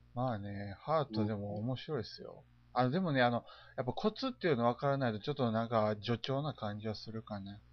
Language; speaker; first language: Japanese; native; Japanese